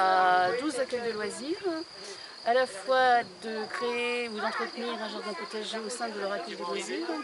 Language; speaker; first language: French; native; French